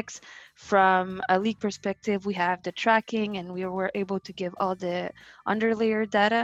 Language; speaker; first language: English; non-native, fluent; French